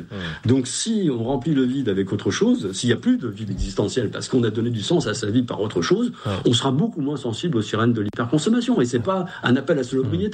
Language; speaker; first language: French; native; French